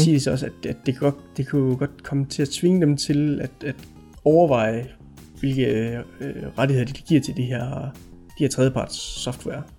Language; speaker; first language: Danish; native; Danish